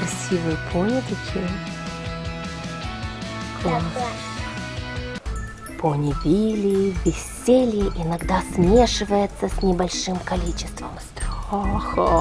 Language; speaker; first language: Russian; native; Russian